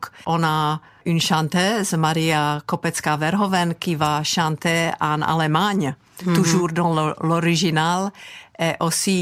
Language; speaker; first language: French; non-native, fluent; Czech